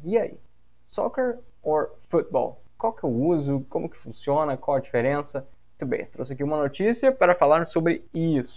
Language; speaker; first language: Portuguese; native; Portuguese